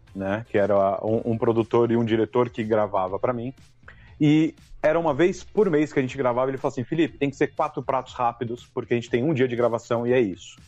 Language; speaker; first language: Portuguese; native; Portuguese